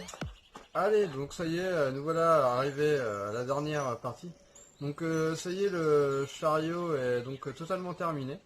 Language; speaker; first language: French; native; French